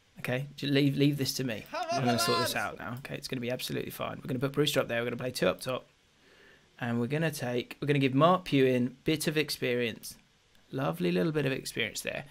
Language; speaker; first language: English; native; English